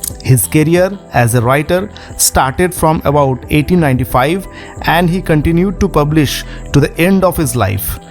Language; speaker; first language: English; non-native, local second language; Bangla